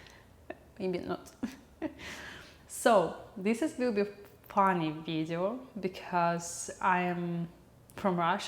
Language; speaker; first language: English; non-native, learner; Russian